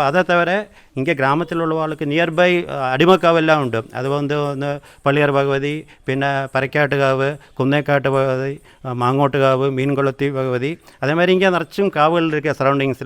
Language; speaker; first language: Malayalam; non-native, local second language; Tamil